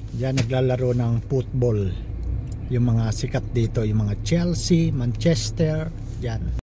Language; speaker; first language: Filipino; native; Filipino